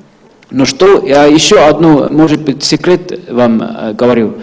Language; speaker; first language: Russian; non-native, fluent; Estonian